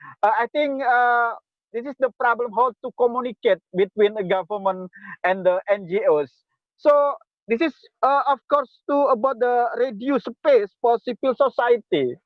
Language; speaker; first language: English; non-native, local second language; Indonesian